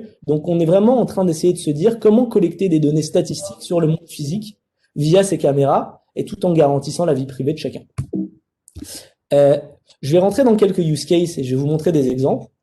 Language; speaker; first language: French; native; French